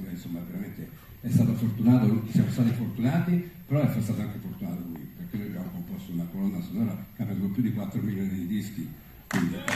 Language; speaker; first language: Italian; early bilingual, heritage; Italian